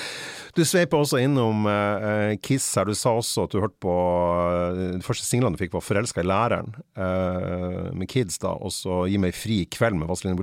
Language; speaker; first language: Norwegian; native; Norwegian